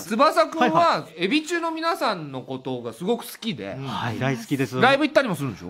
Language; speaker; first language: Japanese; native; Japanese